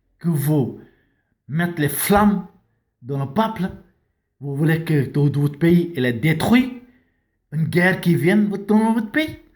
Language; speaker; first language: French; non-native, learner; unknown